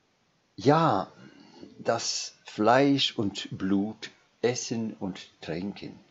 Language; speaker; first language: German; non-native, fluent; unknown